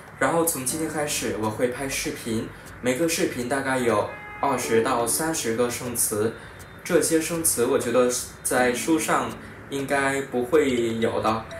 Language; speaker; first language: Chinese; non-native, fluent; Vietnamese